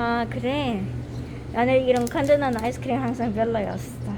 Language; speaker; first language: Korean; non-native, learner; Polish